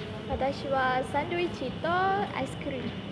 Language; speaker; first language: Japanese; non-native, learner; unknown